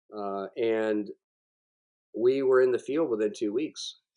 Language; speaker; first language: English; native; English